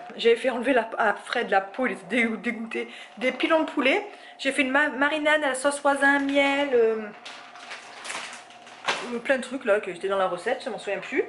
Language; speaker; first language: French; native; French